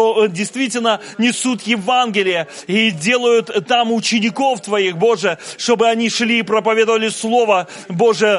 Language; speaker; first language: Russian; native; Russian